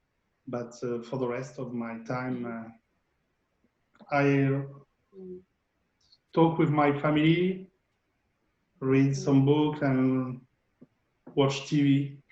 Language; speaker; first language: English; non-native, learner; French